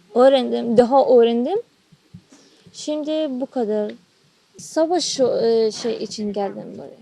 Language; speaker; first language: Turkish; non-native, learner; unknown